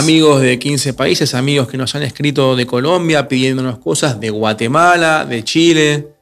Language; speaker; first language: Spanish; native; Spanish